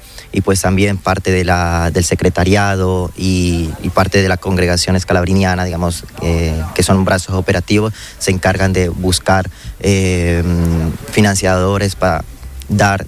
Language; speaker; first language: Spanish; native; Spanish